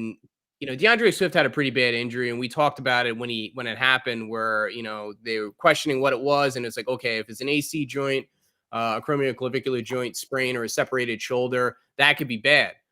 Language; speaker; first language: English; native; English